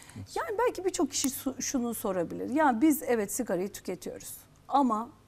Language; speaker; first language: Turkish; native; Turkish